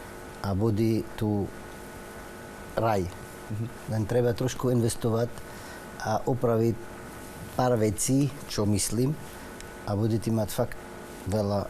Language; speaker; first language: Slovak; non-native, learner; Arabic